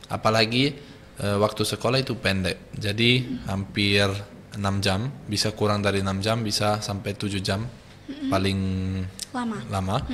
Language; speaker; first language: Indonesian; non-native, fluent; Italian